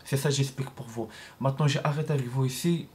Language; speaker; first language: French; non-native, learner; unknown